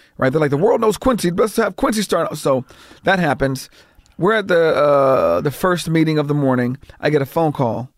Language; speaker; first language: English; native; English